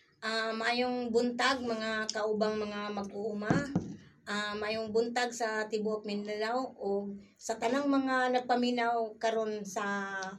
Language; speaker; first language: Cebuano; native; Cebuano